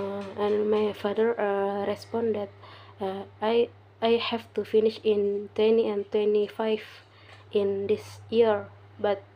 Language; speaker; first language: English; non-native, learner; Indonesian